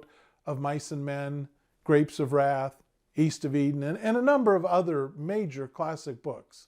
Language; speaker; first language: English; native; English